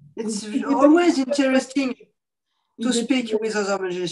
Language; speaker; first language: English; non-native, fluent; French